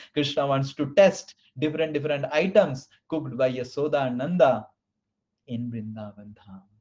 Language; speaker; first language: Hindi; non-native, local second language; Odia